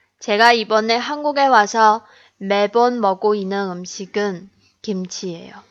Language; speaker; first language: Korean; non-native, fluent; Chinese